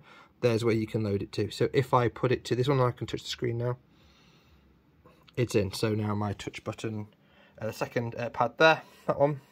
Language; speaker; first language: English; native; English